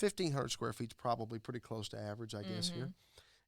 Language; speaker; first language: English; native; English